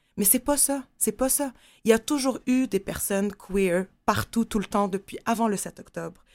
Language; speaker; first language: French; non-native, local second language; Arabic